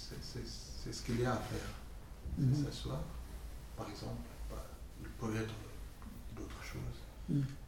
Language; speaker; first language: French; non-native, fluent; English